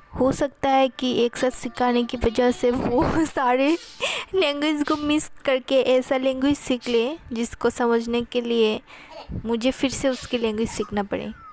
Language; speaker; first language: Hindi; non-native, local second language; Bangla